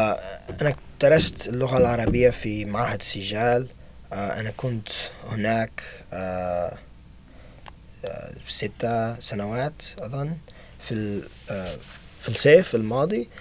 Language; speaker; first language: Arabic; non-native, learner; English